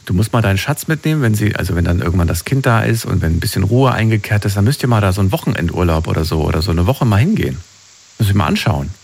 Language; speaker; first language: German; native; German